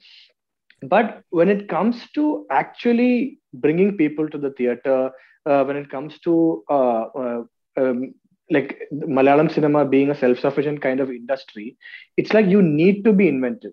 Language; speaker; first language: English; non-native, local second language; Malayalam